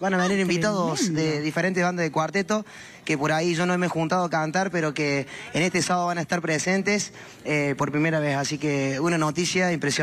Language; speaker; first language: Spanish; native; Spanish